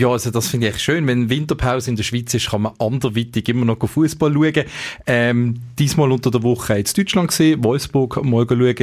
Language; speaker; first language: German; native; German